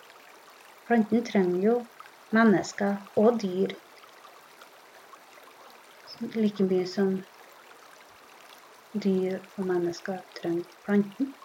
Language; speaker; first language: Norwegian; non-native, local second language; Northern Sami